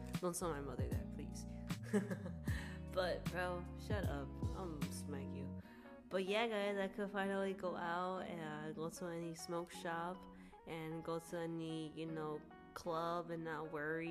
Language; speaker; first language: English; native; English